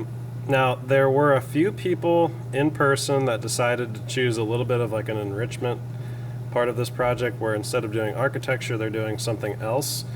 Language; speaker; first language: English; native; English